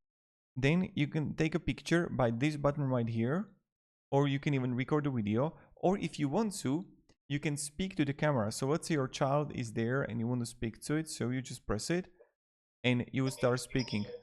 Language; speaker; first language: English; non-native, fluent; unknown